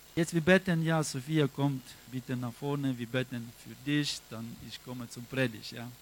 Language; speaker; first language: German; non-native, learner; Russian